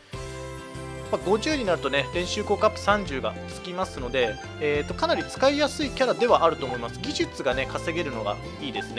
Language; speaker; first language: Japanese; native; Japanese